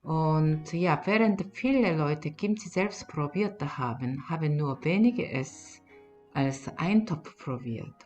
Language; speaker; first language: German; non-native, fluent; Korean